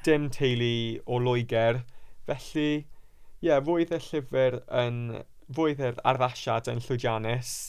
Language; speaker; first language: Welsh; non-native, local second language; English